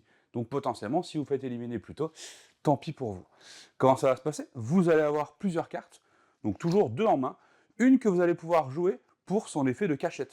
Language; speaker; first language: French; native; French